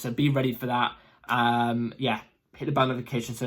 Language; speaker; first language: English; native; English